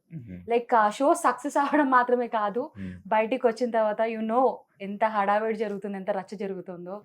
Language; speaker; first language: Telugu; native; Telugu